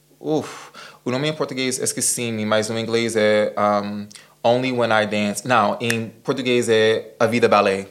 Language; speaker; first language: Portuguese; non-native, fluent; English